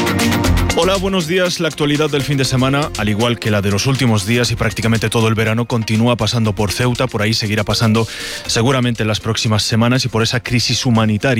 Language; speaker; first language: Spanish; native; Spanish